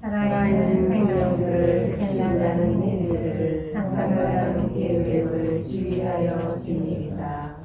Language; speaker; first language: Korean; native; Korean